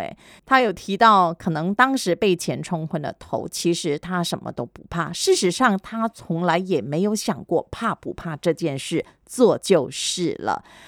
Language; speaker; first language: Chinese; native; Chinese